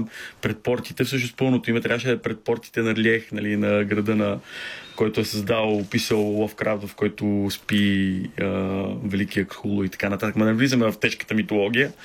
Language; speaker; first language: Bulgarian; native; Bulgarian